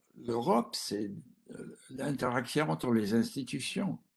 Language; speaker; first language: French; non-native, fluent; English